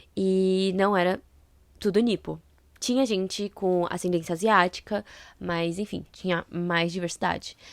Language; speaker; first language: Portuguese; native; Portuguese